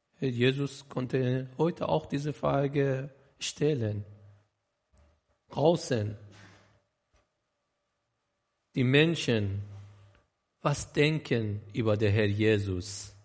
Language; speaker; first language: German; non-native, learner; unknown